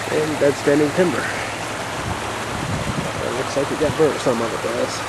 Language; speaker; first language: English; native; English